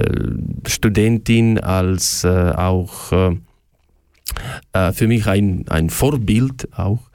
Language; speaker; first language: German; non-native, learner; Ukrainian